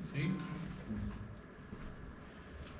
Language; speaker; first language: Spanish; native; Spanish